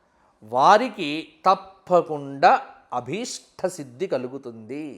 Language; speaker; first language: Telugu; native; Telugu